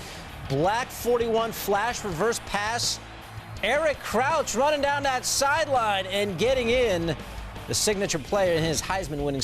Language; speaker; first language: English; native; English